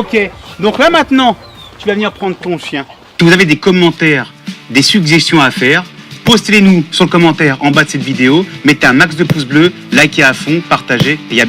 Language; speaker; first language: French; native; French